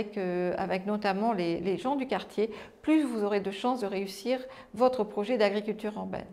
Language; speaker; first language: French; native; French